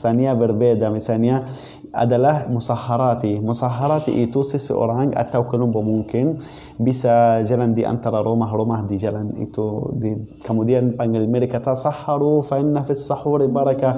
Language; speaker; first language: Indonesian; non-native, learner; Arabic